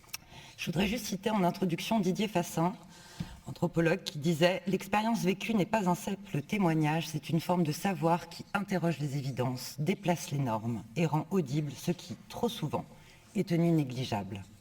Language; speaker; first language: French; native; French